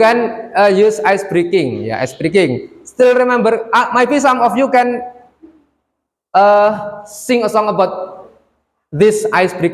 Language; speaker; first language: English; non-native, fluent; Indonesian